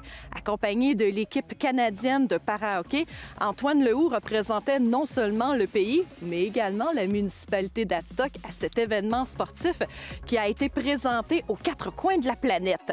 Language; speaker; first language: French; native; French